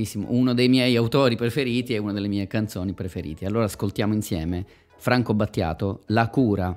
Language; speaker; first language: Italian; native; Italian